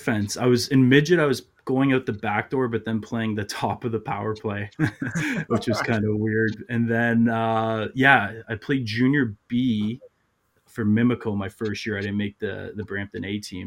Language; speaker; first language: English; native; English